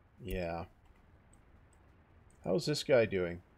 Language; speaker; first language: English; native; English